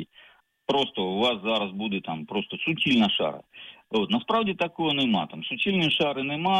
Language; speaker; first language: Ukrainian; native; Ukrainian